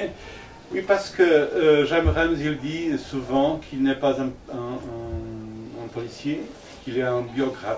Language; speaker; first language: French; non-native, fluent; Portuguese